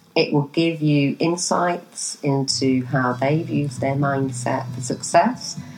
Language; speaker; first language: English; native; English